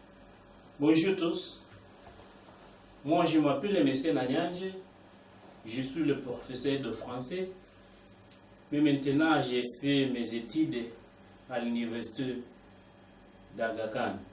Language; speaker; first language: French; non-native, learner; Swahili